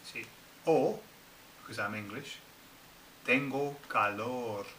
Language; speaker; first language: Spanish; non-native, fluent; English